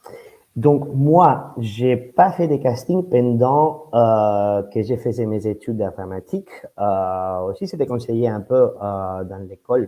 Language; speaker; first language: French; non-native, fluent; Spanish